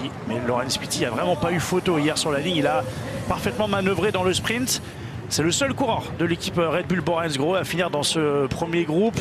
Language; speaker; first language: French; native; French